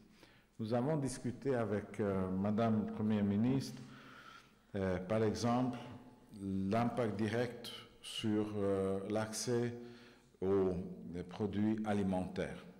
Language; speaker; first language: French; non-native, fluent; Hungarian